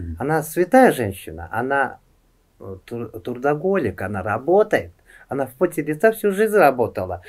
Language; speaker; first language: Russian; non-native, local second language; Uzbek